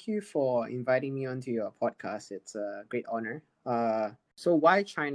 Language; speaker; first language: English; native; English